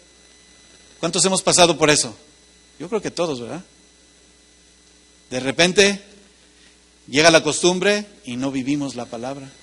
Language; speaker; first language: Spanish; native; Spanish